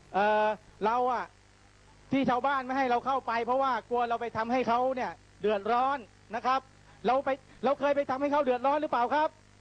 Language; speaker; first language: Thai; native; Thai